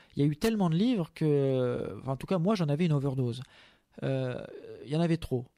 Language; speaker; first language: French; native; French